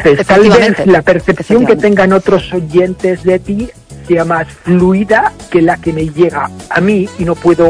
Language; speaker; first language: Spanish; non-native, fluent; English